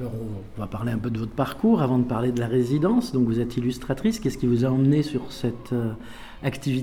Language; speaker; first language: French; native; French